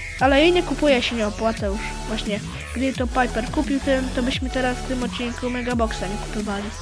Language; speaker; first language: Polish; native; Polish